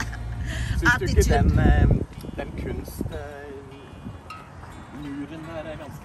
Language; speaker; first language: Norwegian; native; Norwegian